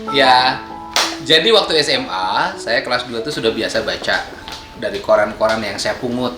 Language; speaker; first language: Indonesian; non-native, local second language; Sundanese